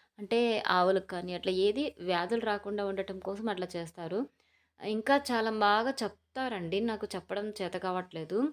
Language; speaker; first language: Telugu; native; Telugu